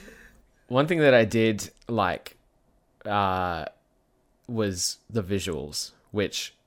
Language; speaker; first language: English; native; English